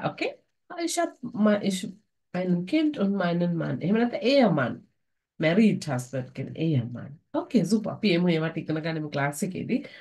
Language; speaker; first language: German; non-native, fluent; Sinhala